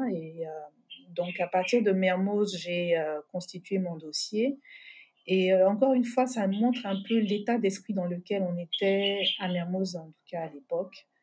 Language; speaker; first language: French; native; French